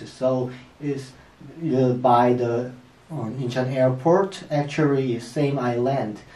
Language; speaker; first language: English; non-native, learner; Korean